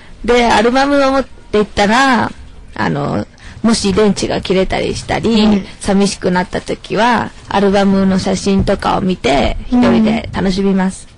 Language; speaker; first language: Japanese; non-native, learner; Chinese